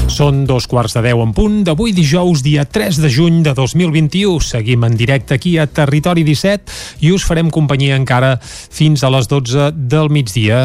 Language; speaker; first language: Catalan; native; Catalan